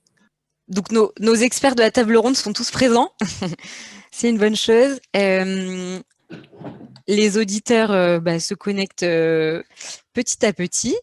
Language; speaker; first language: French; native; French